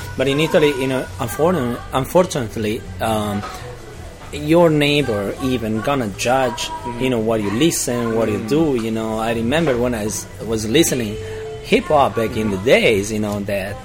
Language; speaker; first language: English; non-native, fluent; Italian